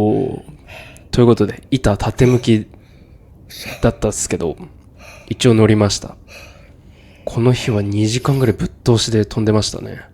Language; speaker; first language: Japanese; native; Japanese